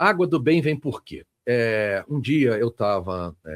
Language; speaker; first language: Portuguese; native; Portuguese